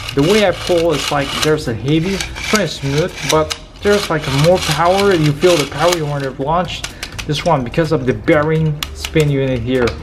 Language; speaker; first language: English; non-native, local second language; Chinese